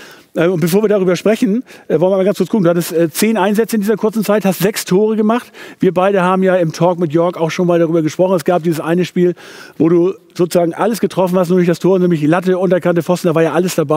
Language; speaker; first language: German; native; German